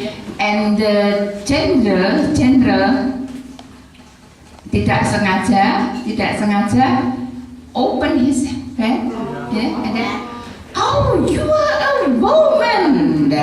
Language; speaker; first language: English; non-native, learner; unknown